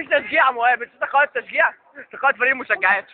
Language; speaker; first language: Arabic; native; Arabic